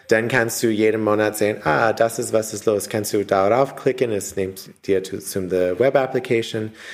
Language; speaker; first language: German; non-native, learner; English